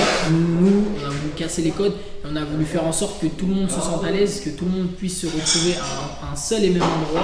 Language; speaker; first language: French; native; French